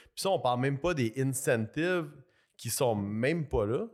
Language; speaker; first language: French; native; French